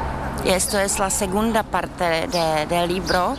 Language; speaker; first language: Spanish; non-native, fluent; Czech